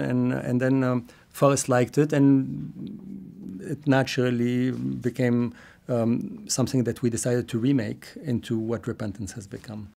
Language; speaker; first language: English; non-native, fluent; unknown